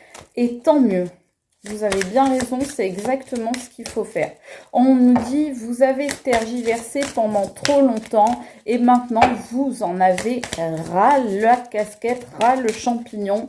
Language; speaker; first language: French; native; French